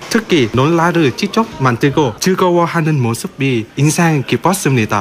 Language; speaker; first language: Korean; non-native, fluent; Vietnamese